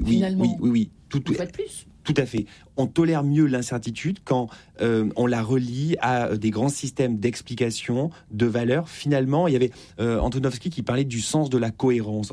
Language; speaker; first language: French; native; French